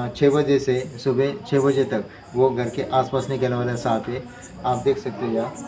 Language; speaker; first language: Hindi; non-native, local second language; Marathi